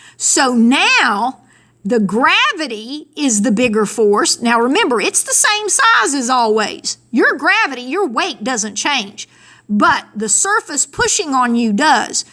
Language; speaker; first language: English; native; English